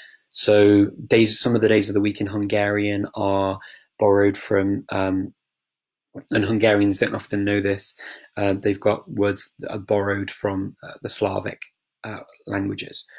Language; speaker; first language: English; native; English